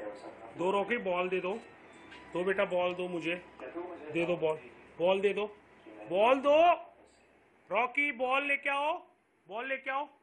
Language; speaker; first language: Hindi; native; Hindi